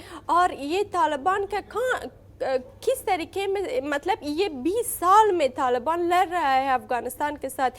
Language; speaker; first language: Hindi; non-native, learner; Persian